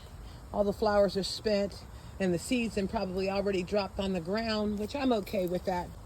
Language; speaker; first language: English; native; English